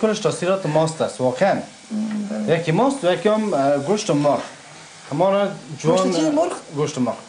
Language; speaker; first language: Persian; native; Persian